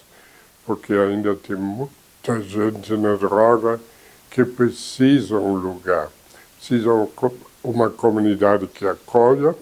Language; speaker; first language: Portuguese; non-native, fluent; German